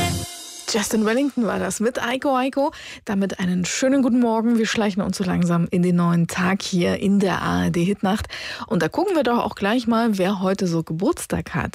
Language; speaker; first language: German; native; German